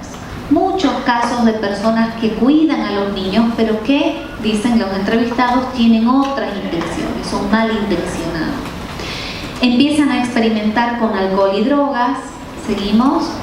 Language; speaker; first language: Spanish; native; Spanish